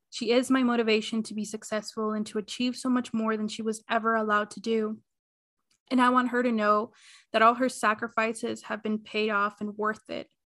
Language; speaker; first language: English; early bilingual, other home language; Spanish